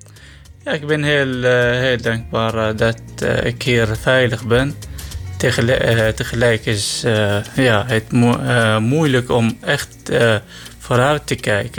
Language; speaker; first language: Dutch; non-native, learner; Arabic